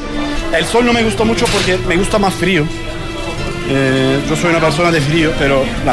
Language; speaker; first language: Spanish; non-native, learner; Turkish